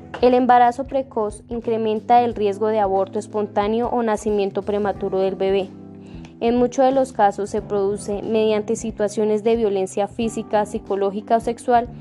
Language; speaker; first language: Spanish; native; Spanish